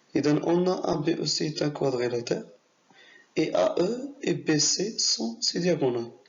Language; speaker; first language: French; non-native, local second language; Arabic